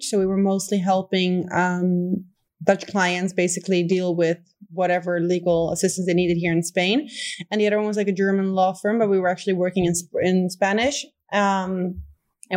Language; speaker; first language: English; non-native, fluent; Dutch